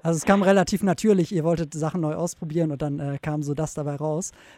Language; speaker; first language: German; native; German